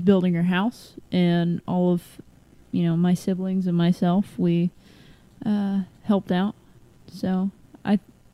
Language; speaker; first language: English; native; English